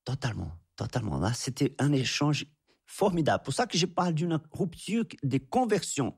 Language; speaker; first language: French; non-native, fluent; Portuguese